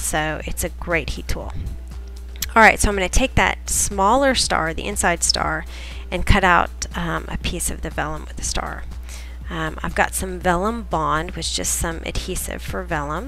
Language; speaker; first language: English; native; English